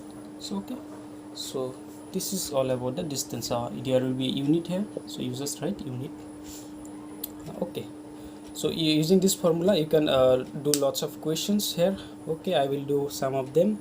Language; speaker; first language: English; non-native, local second language; Hindi